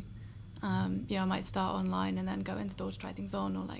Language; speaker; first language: English; native; English